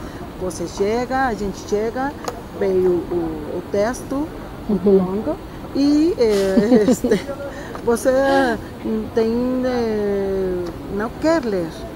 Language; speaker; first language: Portuguese; non-native, fluent; Spanish